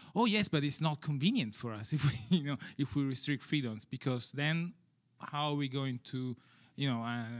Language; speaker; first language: English; non-native, fluent; Italian